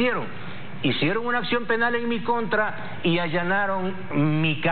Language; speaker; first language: Spanish; native; Spanish